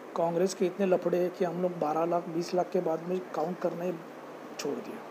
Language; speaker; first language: Hindi; non-native, local second language; Marathi